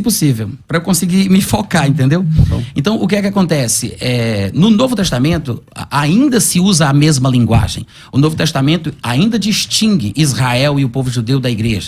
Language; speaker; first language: Portuguese; native; Portuguese